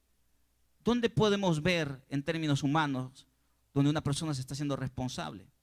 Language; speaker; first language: Spanish; native; Spanish